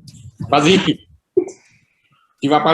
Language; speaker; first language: French; non-native, fluent; Vietnamese